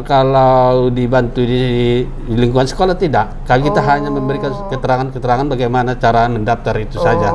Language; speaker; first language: Indonesian; native; Indonesian